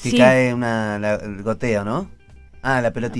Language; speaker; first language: Spanish; native; Spanish